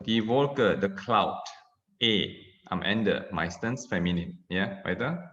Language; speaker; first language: German; non-native, fluent; Indonesian